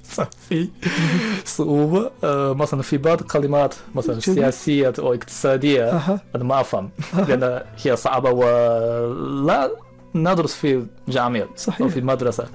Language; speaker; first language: Arabic; non-native, fluent; Japanese